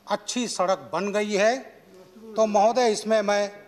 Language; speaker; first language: Hindi; native; Hindi